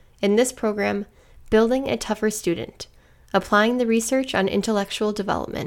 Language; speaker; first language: English; native; English